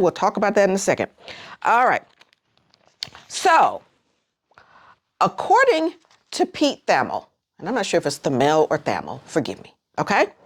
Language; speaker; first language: English; native; English